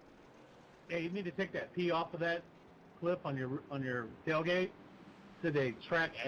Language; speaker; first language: English; native; English